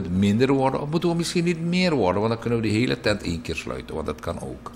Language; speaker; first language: Dutch; native; Dutch